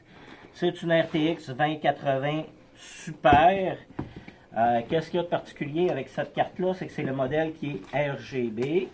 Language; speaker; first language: French; native; French